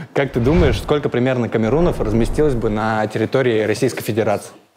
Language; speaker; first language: Russian; native; Russian